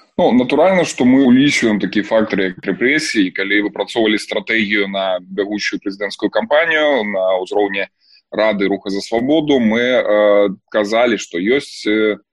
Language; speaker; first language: Belarusian; non-native, local second language; Russian